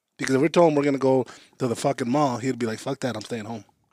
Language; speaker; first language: English; early bilingual, other home language; Spanish